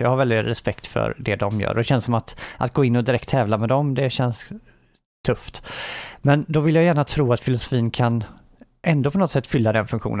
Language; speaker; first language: Swedish; native; Swedish